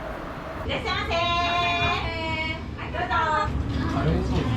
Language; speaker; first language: Japanese; native; Japanese